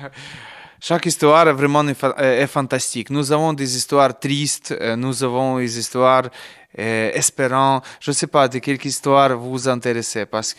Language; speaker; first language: French; non-native, learner; Ukrainian